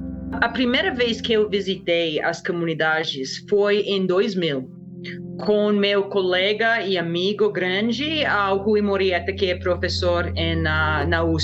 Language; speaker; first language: Portuguese; non-native, fluent; English